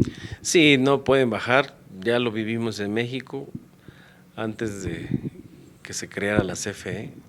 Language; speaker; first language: Spanish; native; Spanish